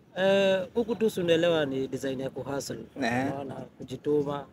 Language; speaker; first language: Swahili; non-native, local second language; Kikuyu